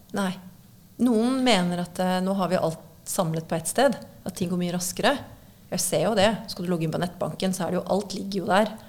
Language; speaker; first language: Norwegian; native; Norwegian